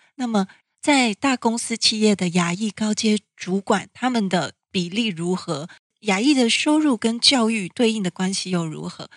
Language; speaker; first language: Chinese; native; Chinese